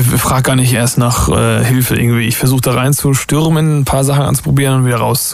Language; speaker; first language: German; native; German